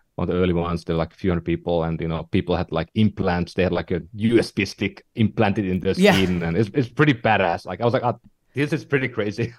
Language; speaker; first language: English; non-native, fluent; Finnish